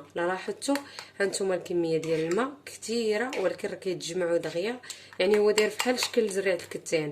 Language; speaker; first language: Arabic; native; Arabic